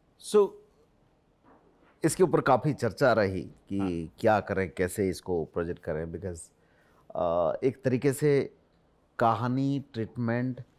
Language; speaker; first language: Hindi; non-native, local second language; Odia